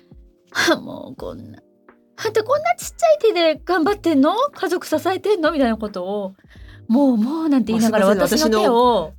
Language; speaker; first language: Japanese; native; Japanese